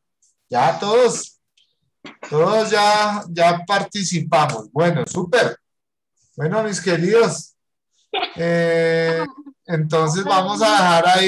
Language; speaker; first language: Spanish; native; Spanish